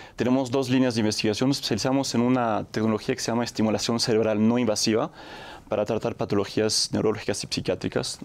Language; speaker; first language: Spanish; non-native, fluent; French